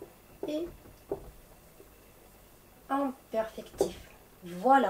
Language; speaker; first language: French; non-native, fluent; Russian